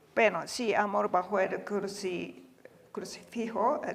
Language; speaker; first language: Spanish; non-native, fluent; Japanese